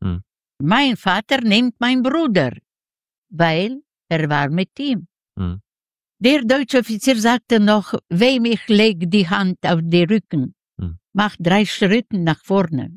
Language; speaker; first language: German; non-native, learner; Yiddish